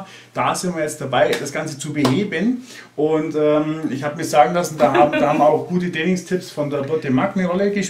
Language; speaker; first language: German; native; German